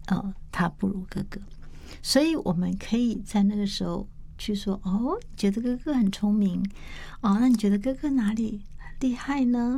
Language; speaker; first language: Chinese; native; Chinese